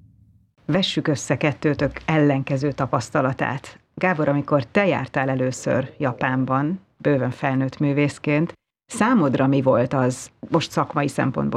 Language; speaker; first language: Hungarian; native; Hungarian